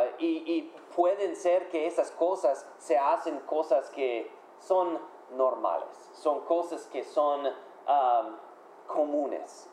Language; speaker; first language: Spanish; non-native, fluent; English